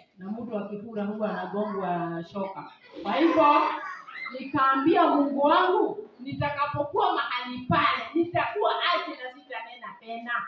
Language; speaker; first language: Swahili; non-native, local second language; Kikuyu